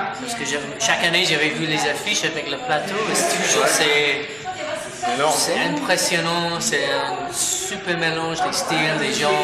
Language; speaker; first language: French; non-native, fluent; English